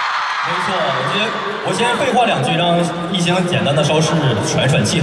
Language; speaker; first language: Chinese; native; Chinese